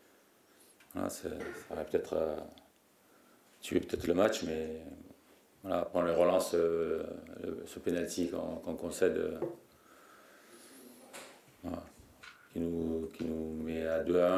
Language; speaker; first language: French; native; French